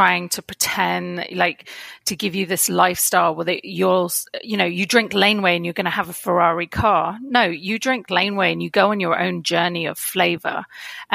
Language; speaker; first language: English; native; English